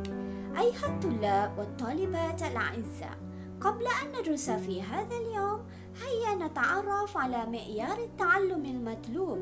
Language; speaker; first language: Arabic; non-native, fluent; Malay